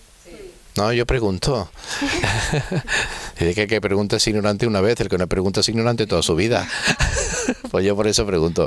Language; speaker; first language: Spanish; native; Spanish